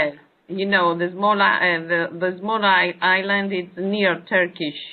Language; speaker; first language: English; non-native, learner; Greek